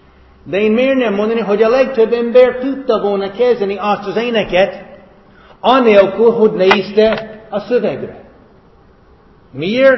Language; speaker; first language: Hungarian; non-native, fluent; English